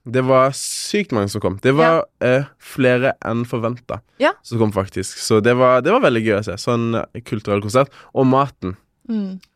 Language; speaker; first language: Norwegian; early bilingual, other home language; Kinyarwanda